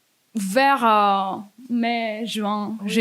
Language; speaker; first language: French; non-native, fluent; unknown